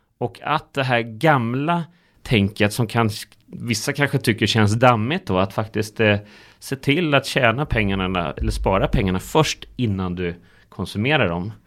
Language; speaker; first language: Swedish; native; Swedish